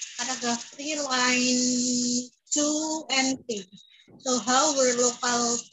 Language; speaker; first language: English; non-native, fluent; Indonesian